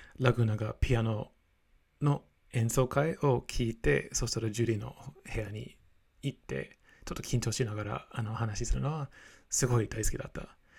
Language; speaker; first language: Japanese; non-native, fluent; English